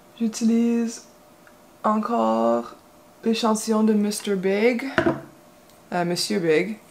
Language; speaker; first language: French; non-native, local second language; English